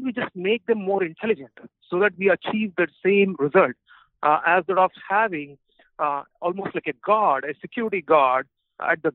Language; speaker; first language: English; non-native, local second language; Telugu